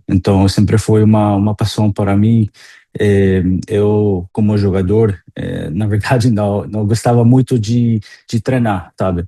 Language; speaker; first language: Portuguese; non-native, fluent; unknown